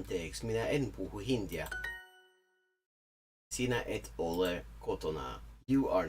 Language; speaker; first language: Finnish; non-native, learner; English